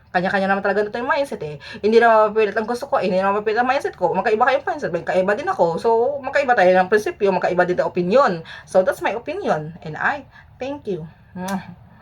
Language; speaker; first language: Filipino; native; Filipino